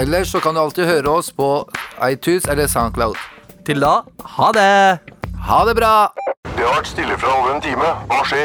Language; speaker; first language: Norwegian; native; Norwegian